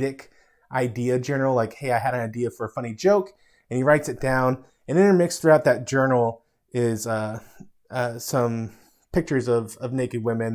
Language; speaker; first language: English; native; English